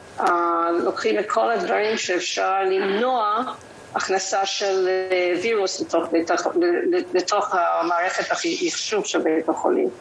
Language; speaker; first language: Hebrew; non-native, fluent; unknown